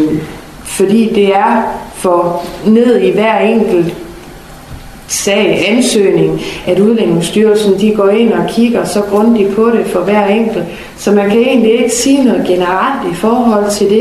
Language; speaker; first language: Danish; native; Danish